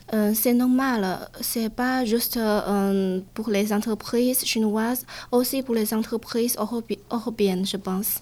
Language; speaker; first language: French; non-native, learner; Chinese